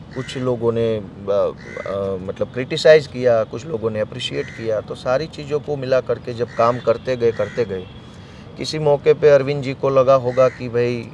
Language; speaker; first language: Hindi; non-native, local second language; Gujarati